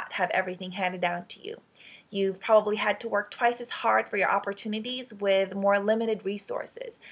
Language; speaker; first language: English; early bilingual, other home language; Filipino